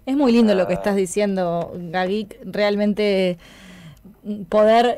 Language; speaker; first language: Spanish; native; Spanish